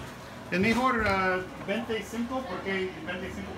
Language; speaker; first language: Spanish; non-native, learner; English